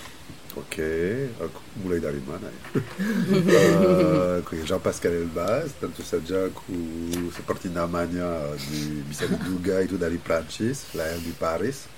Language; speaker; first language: Indonesian; non-native, fluent; French